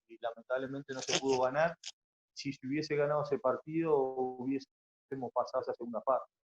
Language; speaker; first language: Spanish; native; Spanish